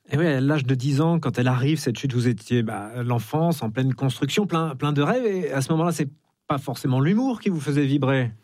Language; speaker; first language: French; native; French